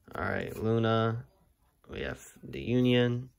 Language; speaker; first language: English; native; English